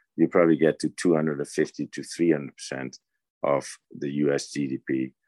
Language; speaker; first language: English; non-native, fluent; Dutch